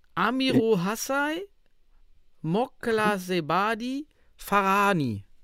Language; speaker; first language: German; native; German